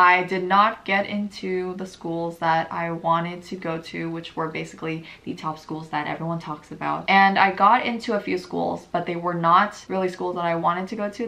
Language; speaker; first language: English; native; English